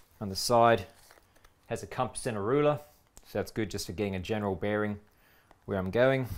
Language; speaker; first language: English; native; English